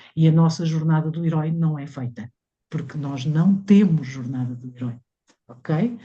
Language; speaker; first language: Portuguese; native; Portuguese